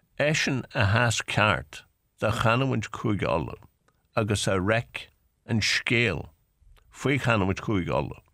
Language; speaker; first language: Irish; native; Irish